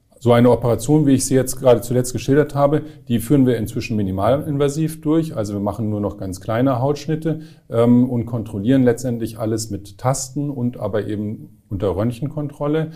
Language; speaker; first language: German; native; German